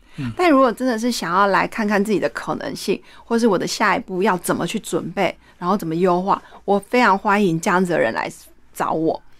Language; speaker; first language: Chinese; native; Chinese